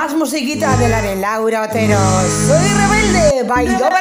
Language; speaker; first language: Spanish; native; Spanish